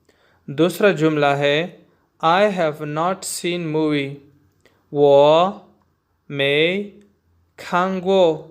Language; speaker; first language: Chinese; non-native, learner; Urdu